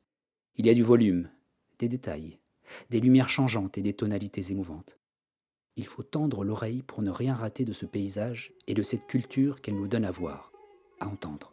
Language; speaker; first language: French; native; French